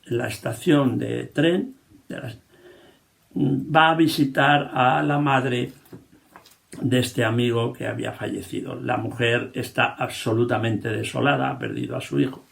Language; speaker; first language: Spanish; native; Spanish